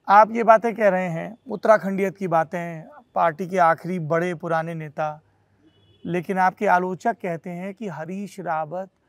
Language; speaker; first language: Hindi; native; Hindi